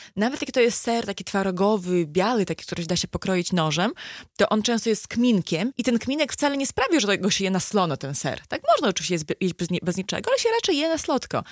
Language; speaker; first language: Polish; native; Polish